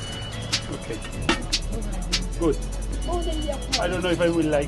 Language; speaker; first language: English; non-native, learner; Spanish